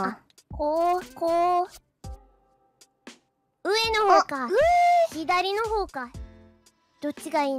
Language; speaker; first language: Japanese; non-native, fluent; English